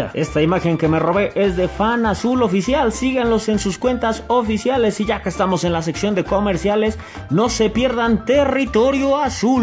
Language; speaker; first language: Spanish; native; Spanish